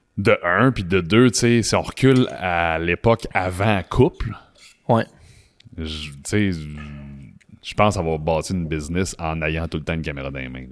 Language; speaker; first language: French; native; French